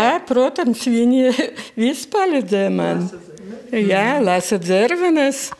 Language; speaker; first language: Latvian; non-native, local second language; Russian